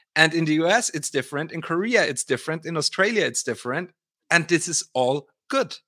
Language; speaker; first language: English; non-native, fluent; German